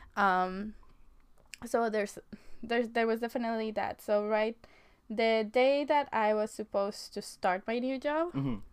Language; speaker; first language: English; non-native, fluent; Spanish